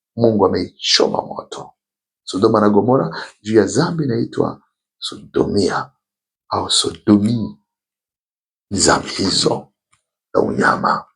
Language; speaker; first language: Swahili; native; Swahili